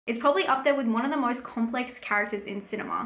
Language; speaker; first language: English; native; English